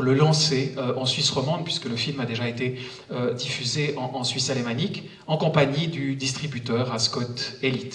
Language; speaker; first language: French; native; French